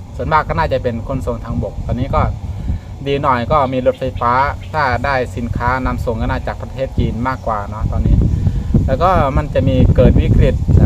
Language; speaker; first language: Thai; native; Thai